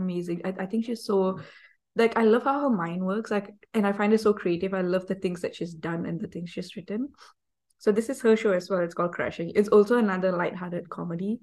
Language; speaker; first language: English; non-native, local second language; Tamil